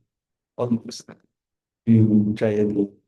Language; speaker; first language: English; non-native, local second language; Filipino